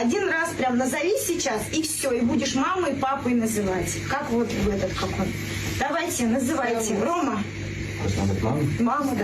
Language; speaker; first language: Russian; non-native, local second language; Kazakh